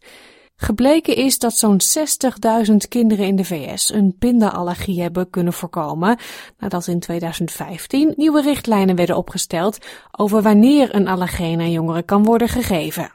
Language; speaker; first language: Dutch; native; Dutch